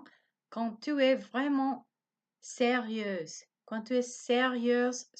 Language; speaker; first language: French; non-native, learner; Spanish